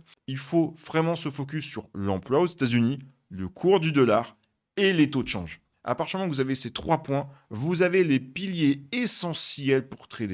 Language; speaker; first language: French; native; French